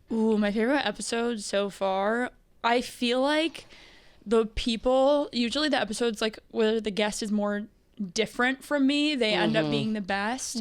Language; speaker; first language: English; native; English